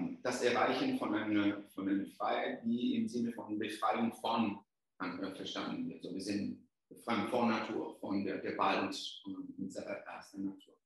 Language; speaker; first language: German; non-native, fluent; Italian